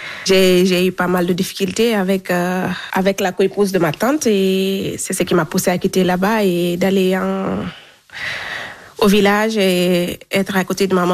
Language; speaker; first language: French; non-native, local second language; Fula